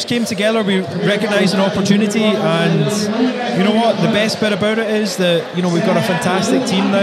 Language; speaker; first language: English; native; English